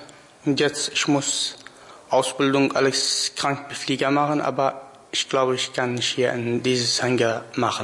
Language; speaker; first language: German; non-native, learner; Arabic